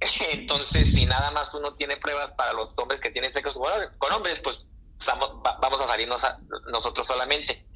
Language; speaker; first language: Spanish; early bilingual, heritage; Spanish